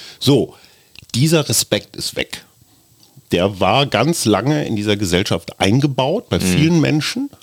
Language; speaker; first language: German; native; German